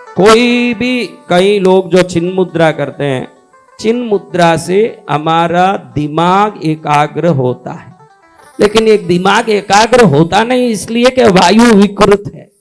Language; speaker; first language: Hindi; native; Hindi